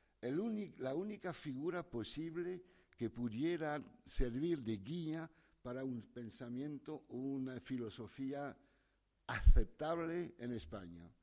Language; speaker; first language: Spanish; non-native, fluent; French